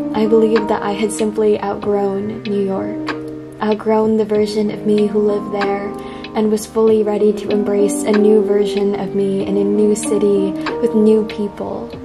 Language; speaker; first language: English; native; English